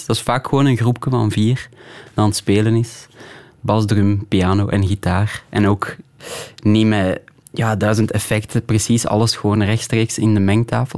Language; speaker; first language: Dutch; native; Dutch